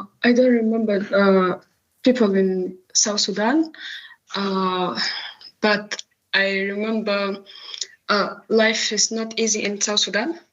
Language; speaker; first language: English; non-native, local second language; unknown